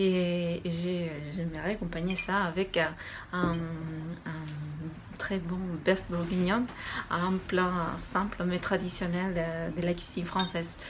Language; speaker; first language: French; non-native, fluent; Spanish